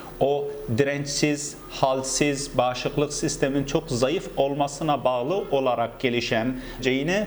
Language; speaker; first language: Turkish; native; Turkish